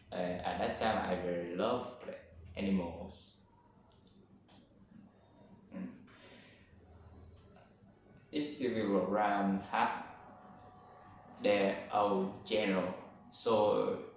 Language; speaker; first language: English; non-native, learner; Vietnamese